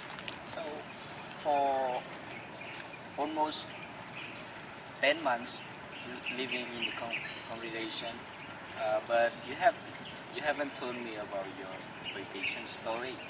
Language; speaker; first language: English; non-native, fluent; Vietnamese